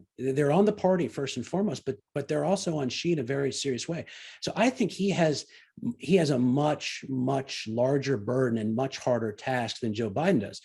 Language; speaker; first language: English; native; English